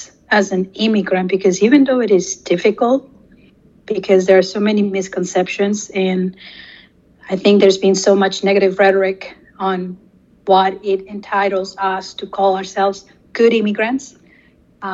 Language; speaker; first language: English; non-native, fluent; Spanish